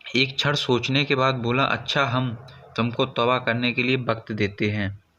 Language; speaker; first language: Hindi; native; Hindi